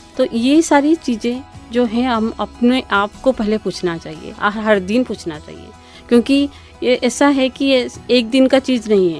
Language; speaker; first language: Hindi; non-native, local second language; Odia